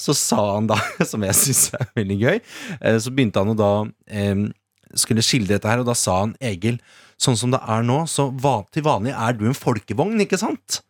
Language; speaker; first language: Norwegian; native; Norwegian